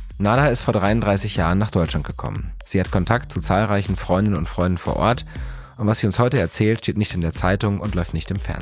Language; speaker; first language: German; native; German